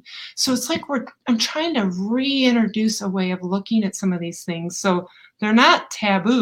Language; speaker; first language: English; native; English